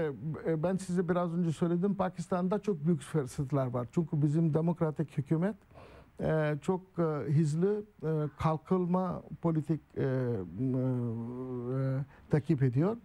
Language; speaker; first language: Turkish; non-native, learner; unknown